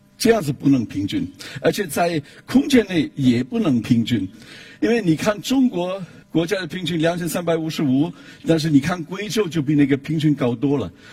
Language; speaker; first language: Chinese; non-native, fluent; German